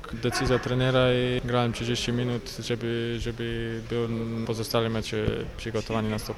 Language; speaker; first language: Polish; non-native, fluent; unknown